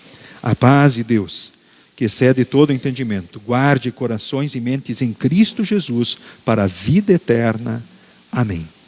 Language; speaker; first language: Portuguese; native; Portuguese